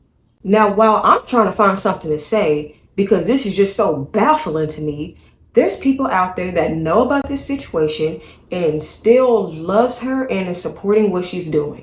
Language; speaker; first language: English; native; English